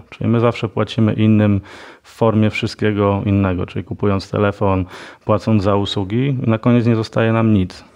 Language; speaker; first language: Polish; native; Polish